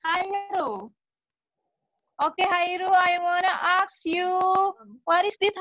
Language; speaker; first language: English; non-native, learner; Indonesian